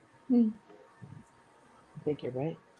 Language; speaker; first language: English; native; English